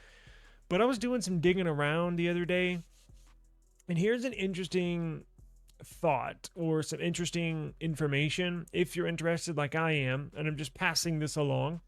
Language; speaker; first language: English; native; English